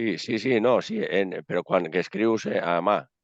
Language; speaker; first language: Catalan; non-native, local second language; Spanish